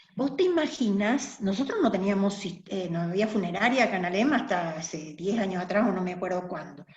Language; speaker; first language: Spanish; non-native, local second language; German